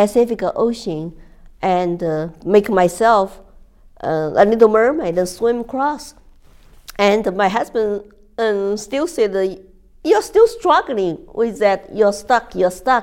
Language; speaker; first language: English; non-native, fluent; Chinese